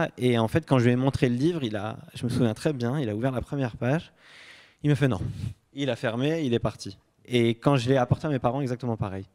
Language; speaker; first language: French; native; French